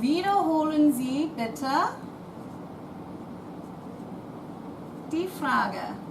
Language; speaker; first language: German; non-native, fluent; English